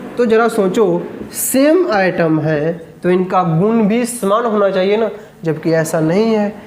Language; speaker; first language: Hindi; native; Hindi